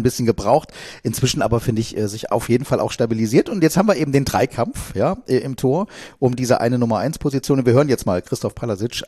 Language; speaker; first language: German; native; German